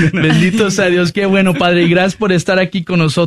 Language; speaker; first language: Spanish; early bilingual, other home language; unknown